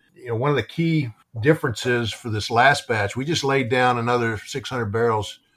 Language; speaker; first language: English; native; English